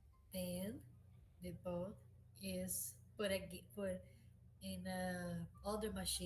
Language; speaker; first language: English; non-native, learner; Portuguese